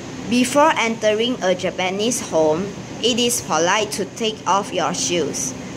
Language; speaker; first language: English; non-native, local second language; Chinese